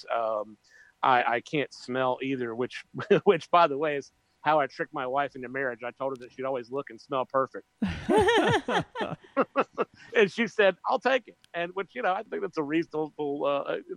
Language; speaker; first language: English; native; English